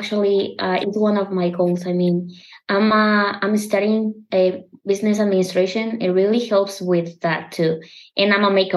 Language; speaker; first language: English; non-native, learner; Spanish